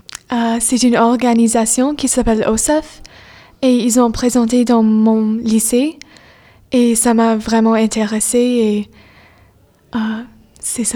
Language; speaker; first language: French; non-native, fluent; English